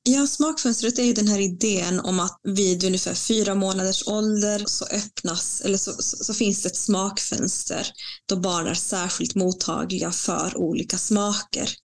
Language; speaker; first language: Swedish; non-native, fluent; Spanish